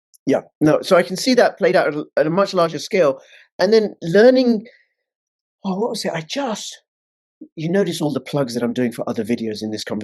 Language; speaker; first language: English; native; English